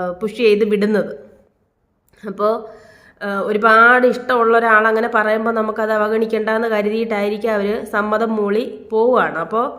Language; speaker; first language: Malayalam; native; Malayalam